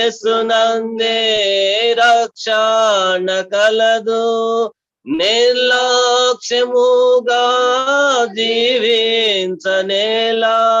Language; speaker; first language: Telugu; non-native, local second language; Tamil